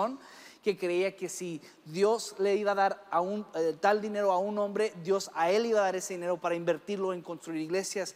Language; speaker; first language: Spanish; early bilingual, other home language; English